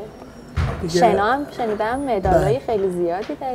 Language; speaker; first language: Persian; native; Persian